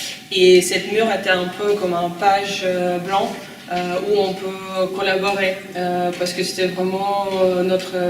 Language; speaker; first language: French; non-native, fluent; Russian